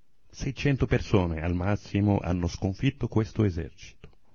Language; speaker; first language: Italian; non-native, fluent; Arabic